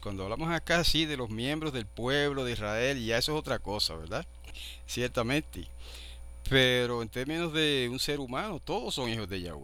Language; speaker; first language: Spanish; native; Spanish